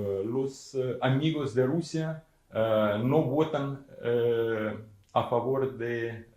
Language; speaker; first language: Spanish; non-native, fluent; Ukrainian